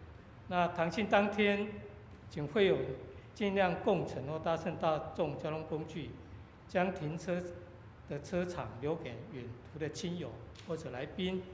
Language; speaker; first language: Chinese; native; Chinese